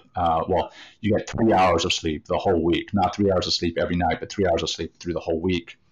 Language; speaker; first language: English; native; English